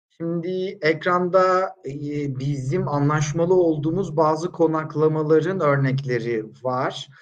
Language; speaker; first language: Turkish; native; Turkish